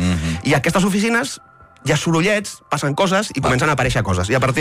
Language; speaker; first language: Catalan; native; Catalan